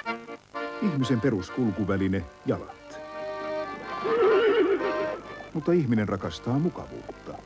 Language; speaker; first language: Finnish; native; Finnish